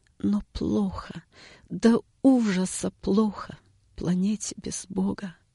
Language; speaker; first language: Russian; native; Russian